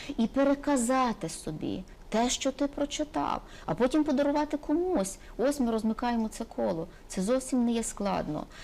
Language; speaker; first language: Ukrainian; native; Ukrainian